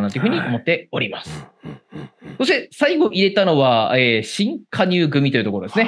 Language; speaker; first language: Japanese; native; Japanese